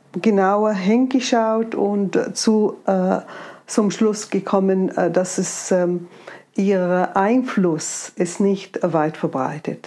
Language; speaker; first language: German; non-native, fluent; Arabic